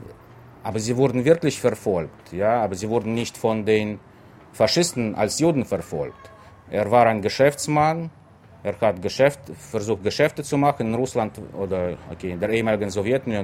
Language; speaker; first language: German; non-native, fluent; Russian